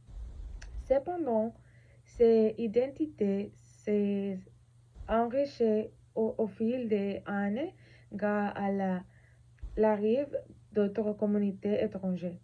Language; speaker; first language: French; non-native, learner; Spanish